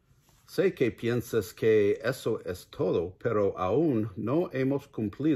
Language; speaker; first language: Spanish; non-native, learner; English